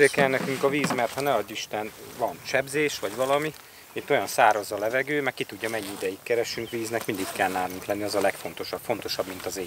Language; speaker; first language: Hungarian; native; Hungarian